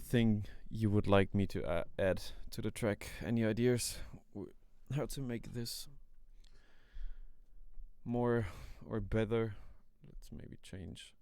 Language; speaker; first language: English; non-native, fluent; German